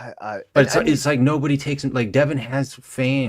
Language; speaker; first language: English; native; English